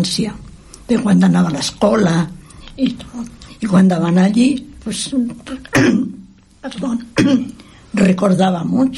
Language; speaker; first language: Catalan; non-native, local second language; Spanish